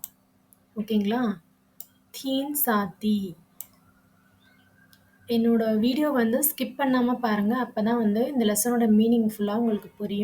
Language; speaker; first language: Tamil; native; Tamil